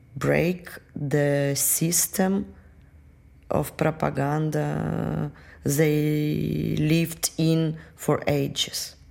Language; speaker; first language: English; non-native, fluent; Russian